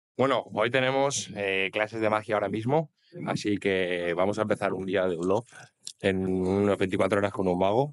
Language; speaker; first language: Spanish; native; Spanish